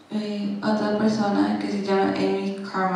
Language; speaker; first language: Spanish; non-native, learner; English